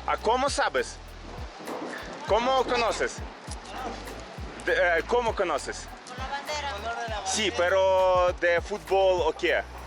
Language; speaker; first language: Spanish; non-native, learner; Ukrainian